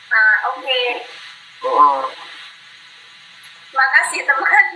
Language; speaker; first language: Indonesian; non-native, learner; Vietnamese